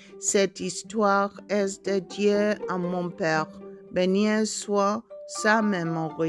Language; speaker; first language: French; non-native, learner; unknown